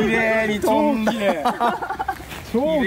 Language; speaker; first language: Japanese; native; Japanese